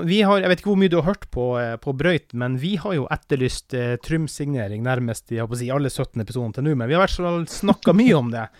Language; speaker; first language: Norwegian; native; Norwegian